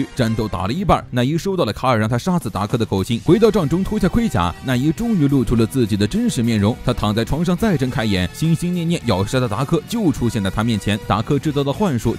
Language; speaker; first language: Chinese; native; Chinese